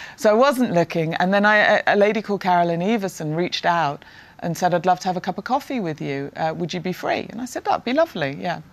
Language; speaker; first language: English; native; English